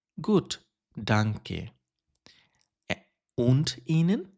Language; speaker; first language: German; non-native, fluent; Bangla